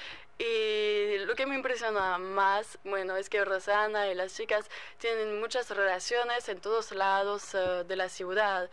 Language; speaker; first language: Spanish; non-native, fluent; French